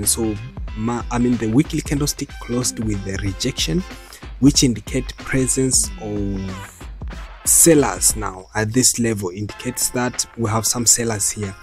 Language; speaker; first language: English; non-native, local second language; Swahili